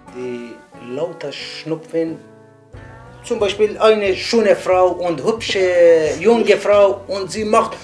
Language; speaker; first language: German; non-native, learner; Kurdish